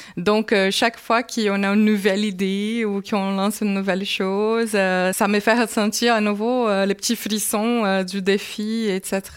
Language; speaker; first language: French; non-native, fluent; Portuguese